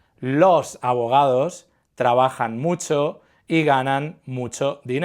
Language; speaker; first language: Spanish; non-native, fluent; English